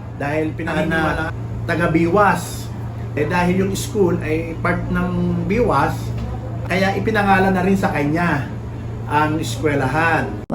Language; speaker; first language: Filipino; native; Filipino